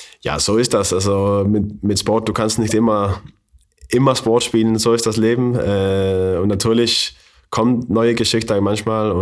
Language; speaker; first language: German; non-native, learner; Faroese